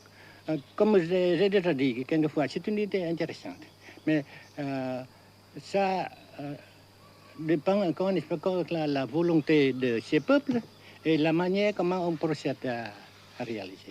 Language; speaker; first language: French; non-native, fluent; Vietnamese